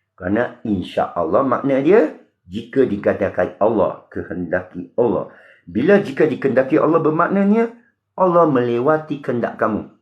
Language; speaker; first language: Malay; non-native, local second language; Min Nan Chinese